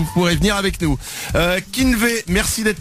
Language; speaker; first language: French; native; French